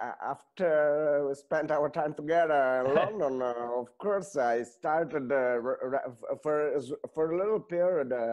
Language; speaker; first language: English; non-native, fluent; Italian